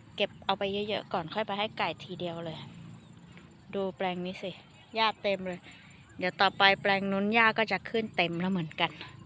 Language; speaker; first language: Thai; non-native, local second language; Hmong